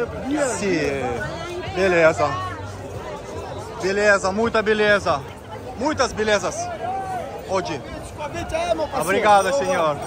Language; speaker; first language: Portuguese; non-native, learner; Russian